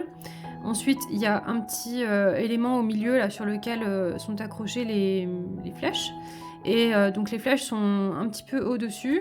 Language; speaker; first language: French; native; French